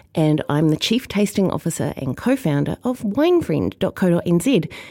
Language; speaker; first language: English; native; English